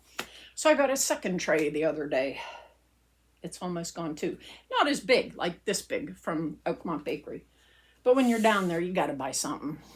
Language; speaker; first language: English; native; English